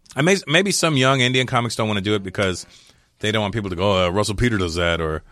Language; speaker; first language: English; native; English